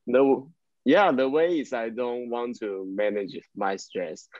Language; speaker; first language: English; non-native, learner; Chinese